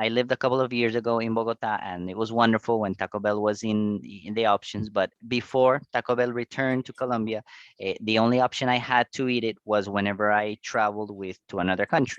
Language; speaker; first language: English; non-native, fluent; Spanish